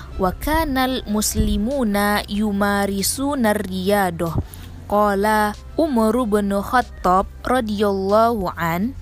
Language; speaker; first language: Arabic; non-native, learner; Indonesian